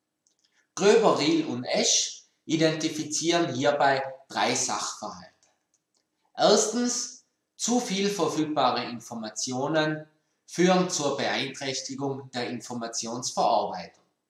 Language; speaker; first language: German; native; German